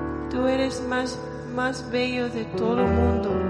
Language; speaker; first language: Spanish; non-native, learner; English